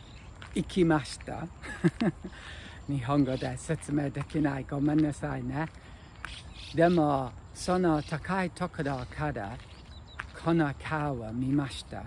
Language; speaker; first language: Japanese; non-native, learner; English